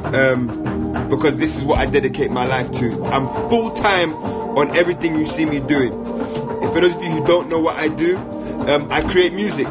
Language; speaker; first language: English; native; English